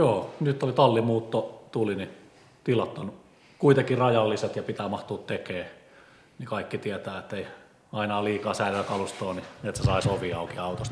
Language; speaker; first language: Finnish; native; Finnish